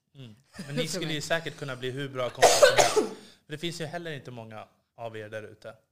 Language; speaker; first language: Swedish; native; Swedish